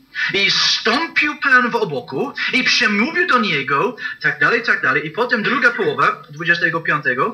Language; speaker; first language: Polish; non-native, fluent; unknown